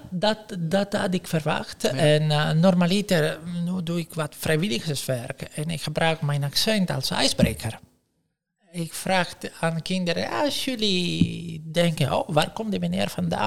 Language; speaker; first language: Dutch; non-native, fluent; Italian